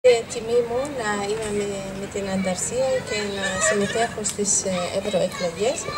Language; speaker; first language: Greek; non-native, fluent; Arabic